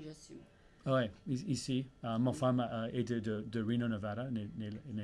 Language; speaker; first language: French; early bilingual, heritage; English